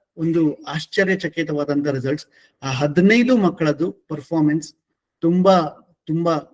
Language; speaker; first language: Kannada; non-native, local second language; Marathi